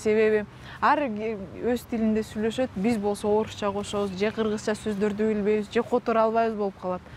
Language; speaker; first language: Kyrgyz; non-native, local second language; Russian